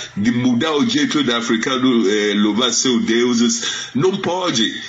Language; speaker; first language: Portuguese; non-native, fluent; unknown